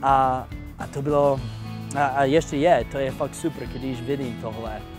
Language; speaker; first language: Czech; non-native, fluent; English